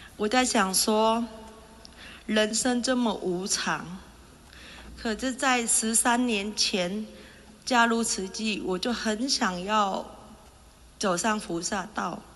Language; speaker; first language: Chinese; non-native, fluent; Vietnamese